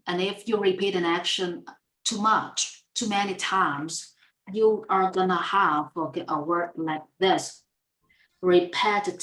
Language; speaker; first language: English; non-native, fluent; Vietnamese